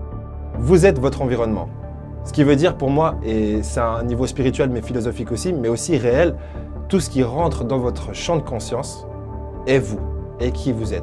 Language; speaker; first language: French; native; French